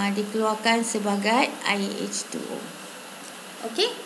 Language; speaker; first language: English; non-native, local second language; Malay